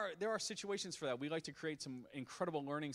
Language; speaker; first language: English; native; English